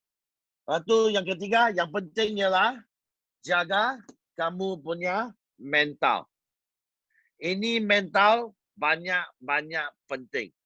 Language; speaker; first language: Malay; non-native, local second language; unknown